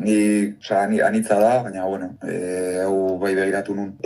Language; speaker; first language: Basque; native; Basque